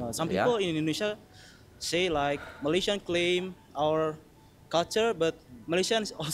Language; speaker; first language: English; non-native, fluent; Indonesian